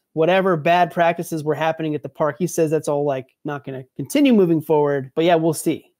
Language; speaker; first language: English; native; English